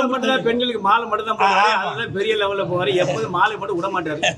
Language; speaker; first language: Tamil; native; Tamil